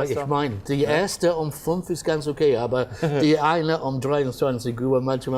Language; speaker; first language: German; non-native, fluent; English